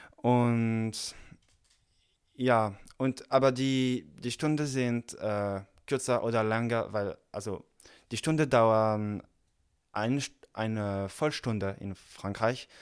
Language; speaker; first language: German; non-native, learner; French